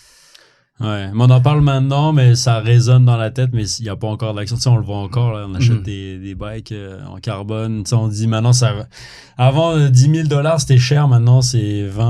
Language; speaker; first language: French; native; French